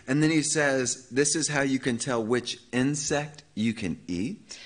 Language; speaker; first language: English; native; English